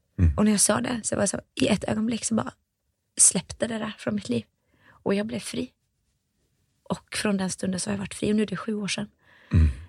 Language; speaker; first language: Swedish; early bilingual, other home language; Finnish